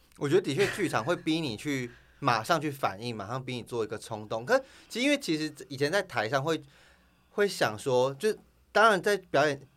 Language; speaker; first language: Chinese; native; Chinese